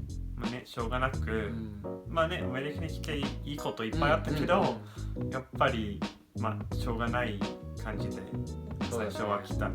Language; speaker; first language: Japanese; non-native, fluent; English